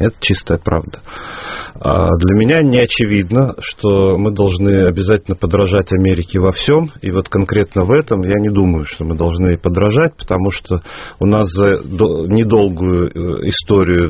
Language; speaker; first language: Russian; native; Russian